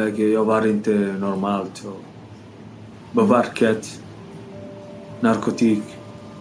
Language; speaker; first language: Swedish; non-native, learner; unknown